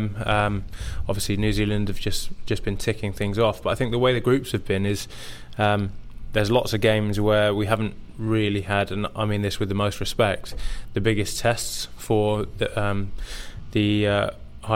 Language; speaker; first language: English; native; English